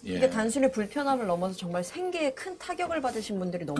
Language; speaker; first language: Korean; native; Korean